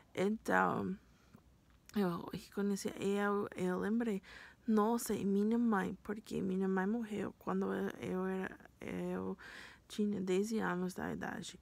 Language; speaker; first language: Portuguese; non-native, learner; English